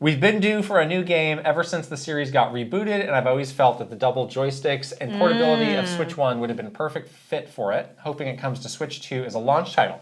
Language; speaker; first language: English; native; English